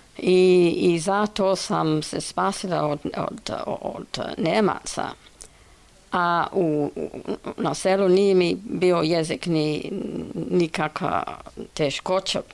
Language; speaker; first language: Serbian; non-native, fluent; English